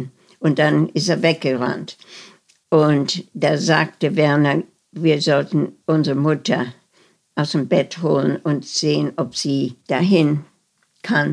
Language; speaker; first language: German; early bilingual, heritage; German